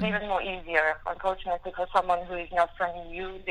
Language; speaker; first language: English; non-native, fluent; Hungarian